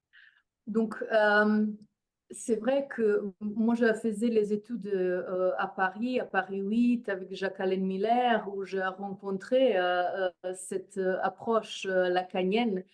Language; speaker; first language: French; non-native, fluent; Slovenian